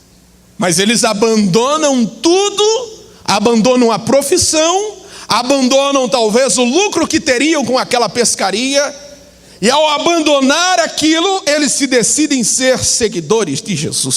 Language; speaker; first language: Portuguese; native; Portuguese